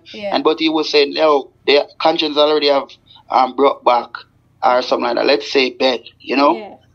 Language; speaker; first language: English; non-native, local second language; Jamaican Creole English